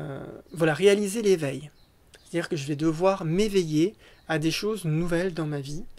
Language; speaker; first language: French; native; French